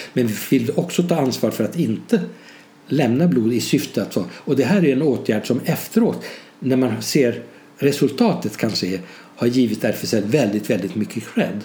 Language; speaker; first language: Swedish; early bilingual, other home language; Hungarian